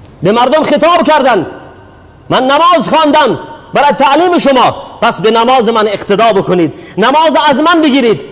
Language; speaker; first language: Persian; native; Persian